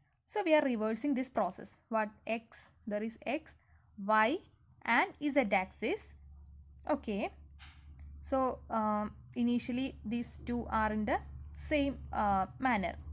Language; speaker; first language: English; non-native, local second language; Malayalam